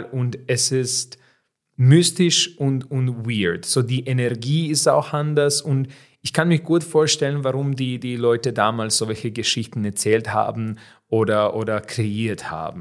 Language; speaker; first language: German; non-native, fluent; Serbian